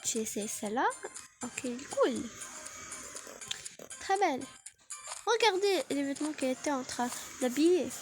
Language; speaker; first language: French; non-native, learner; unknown